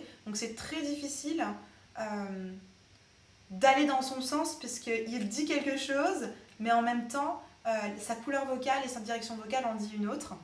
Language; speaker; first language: French; native; French